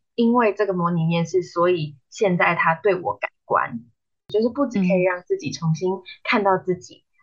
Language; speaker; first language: Chinese; native; Chinese